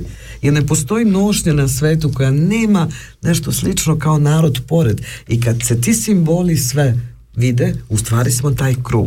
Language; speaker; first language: Serbian; native; Serbian